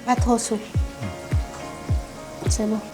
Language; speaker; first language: French; non-native, learner; Vietnamese